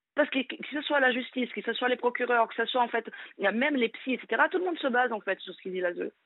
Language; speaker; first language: French; non-native, fluent; Portuguese